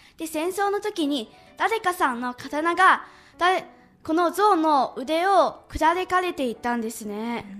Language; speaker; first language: Japanese; early bilingual, other home language; Chinese